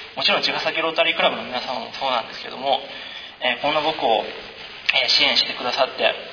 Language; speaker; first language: Japanese; native; Japanese